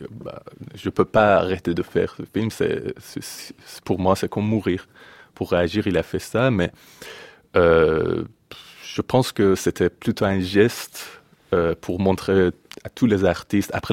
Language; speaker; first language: French; non-native, fluent; Persian